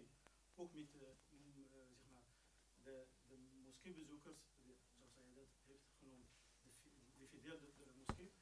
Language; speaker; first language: Dutch; non-native, local second language; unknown